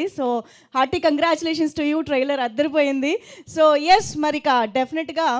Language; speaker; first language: Telugu; native; Telugu